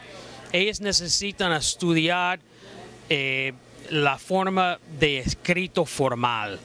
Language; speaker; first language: Spanish; non-native, fluent; English